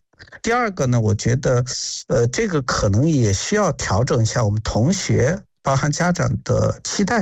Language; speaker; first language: Chinese; native; Chinese